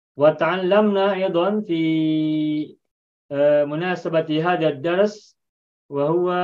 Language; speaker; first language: Arabic; non-native, fluent; Indonesian